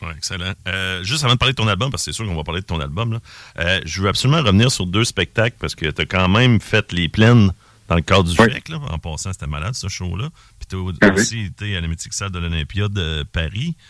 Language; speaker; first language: French; native; French